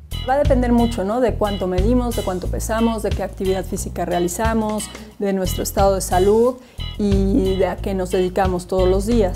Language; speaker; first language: Spanish; native; Spanish